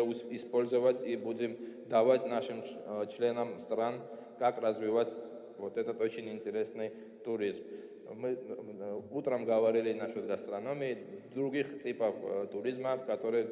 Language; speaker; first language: Russian; non-native, fluent; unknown